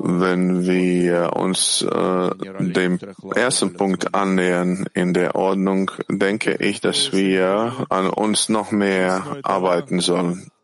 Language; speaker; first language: German; non-native, fluent; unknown